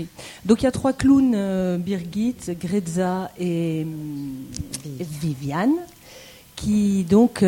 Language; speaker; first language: French; native; French